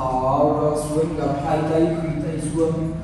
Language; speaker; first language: Vietnamese; non-native, learner; Hindi